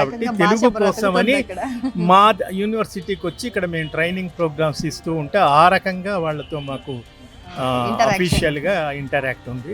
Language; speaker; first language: Telugu; native; Telugu